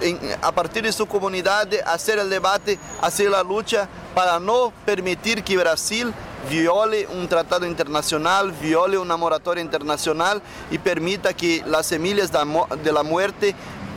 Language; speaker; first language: Spanish; non-native, learner; Portuguese